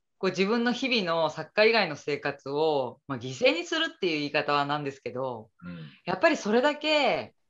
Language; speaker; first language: Japanese; native; Japanese